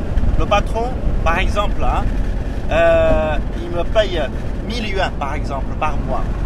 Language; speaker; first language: French; non-native, fluent; Chinese